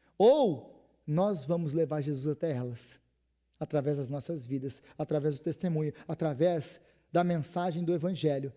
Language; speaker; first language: Portuguese; native; Portuguese